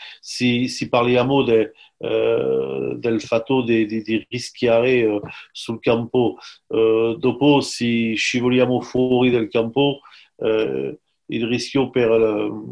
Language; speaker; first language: Italian; non-native, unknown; French